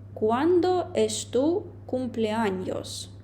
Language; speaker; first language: Spanish; non-native, fluent; Ukrainian